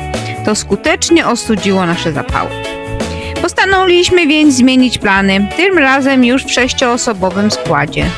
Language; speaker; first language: Polish; native; Polish